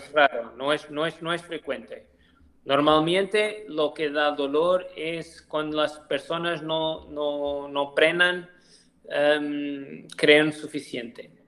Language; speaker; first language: Spanish; non-native, learner; Portuguese